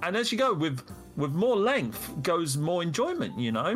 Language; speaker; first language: English; native; English